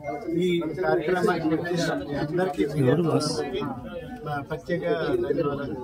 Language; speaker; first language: Telugu; native; Telugu